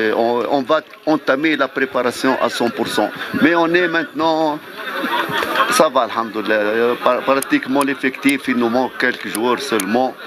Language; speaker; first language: French; non-native, fluent; Arabic